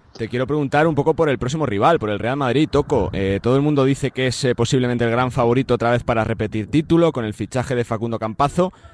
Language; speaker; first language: Spanish; native; Spanish